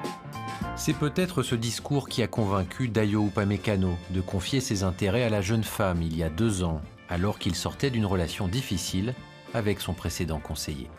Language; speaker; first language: French; native; French